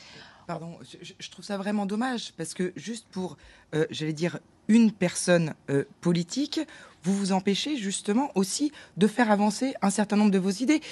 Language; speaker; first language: French; native; French